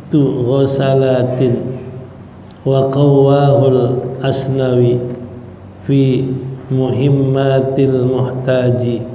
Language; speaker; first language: Arabic; non-native, fluent; Indonesian